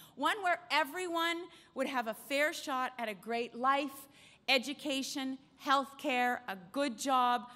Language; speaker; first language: English; native; English